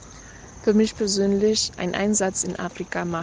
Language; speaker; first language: German; non-native, learner; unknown